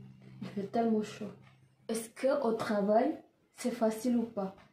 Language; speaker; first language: French; non-native, learner; Indonesian